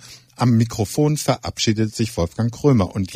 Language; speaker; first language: German; native; German